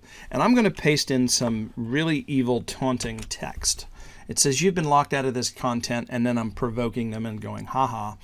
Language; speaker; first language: English; native; English